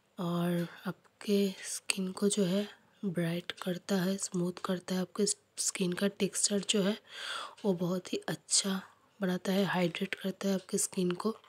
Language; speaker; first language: Hindi; non-native, local second language; Bangla